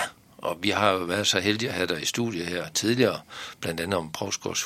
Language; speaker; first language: Danish; native; Danish